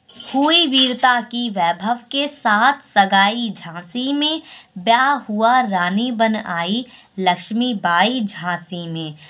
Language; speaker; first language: Hindi; native; Hindi